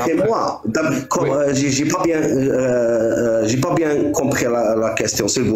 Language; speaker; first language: French; non-native, local second language; Arabic